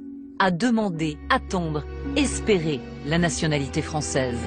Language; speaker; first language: French; native; French